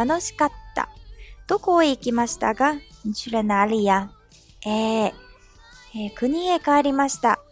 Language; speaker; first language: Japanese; non-native, fluent; Chinese